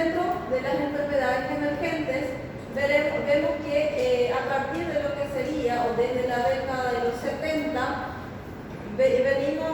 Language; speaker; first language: Spanish; native; Spanish